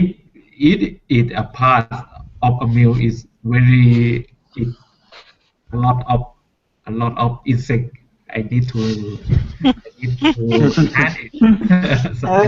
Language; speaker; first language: English; non-native, learner; Thai